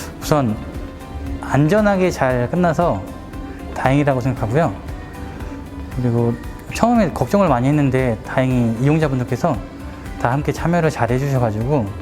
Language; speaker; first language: Korean; native; Korean